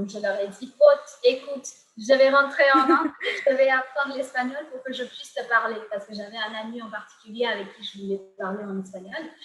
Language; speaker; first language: French; non-native, fluent; Gujarati